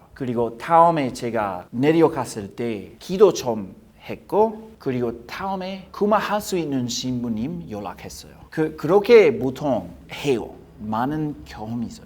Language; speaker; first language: Korean; non-native, learner; English